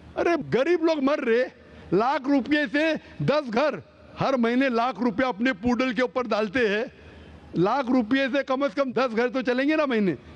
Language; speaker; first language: Hindi; non-native, local second language; Konkani